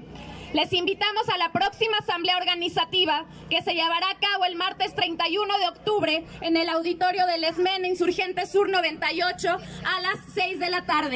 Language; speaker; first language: Spanish; native; Spanish